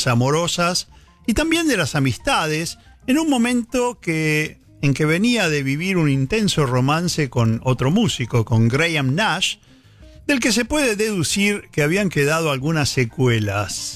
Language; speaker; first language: Spanish; native; Spanish